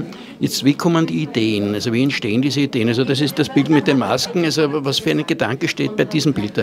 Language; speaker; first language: German; native; German